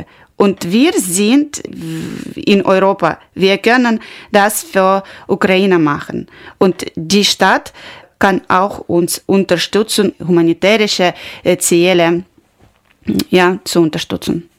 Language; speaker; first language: German; non-native, learner; Ukrainian